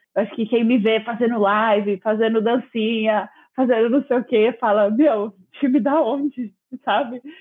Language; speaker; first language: Portuguese; native; Portuguese